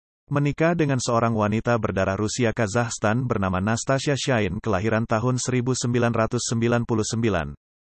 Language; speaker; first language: Indonesian; native; Indonesian